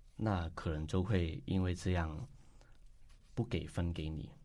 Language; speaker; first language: Chinese; non-native, local second language; Cantonese